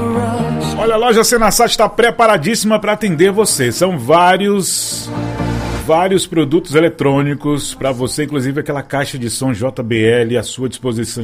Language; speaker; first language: Portuguese; native; Portuguese